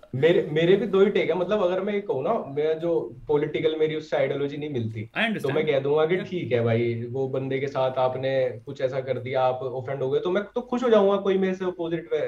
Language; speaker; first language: Hindi; native; Hindi